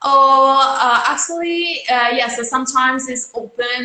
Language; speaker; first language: English; non-native, fluent; Italian